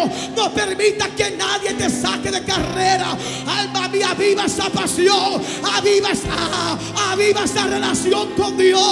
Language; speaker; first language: Spanish; native; Spanish